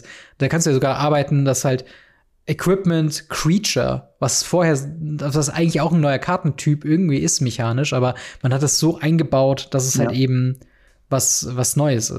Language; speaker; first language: German; native; German